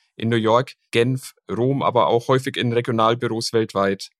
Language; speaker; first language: German; native; German